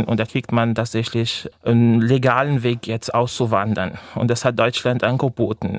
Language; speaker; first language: German; non-native, fluent; Arabic